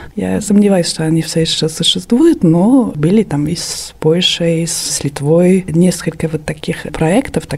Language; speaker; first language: Russian; non-native, fluent; French